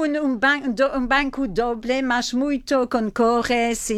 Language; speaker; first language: Portuguese; non-native, fluent; French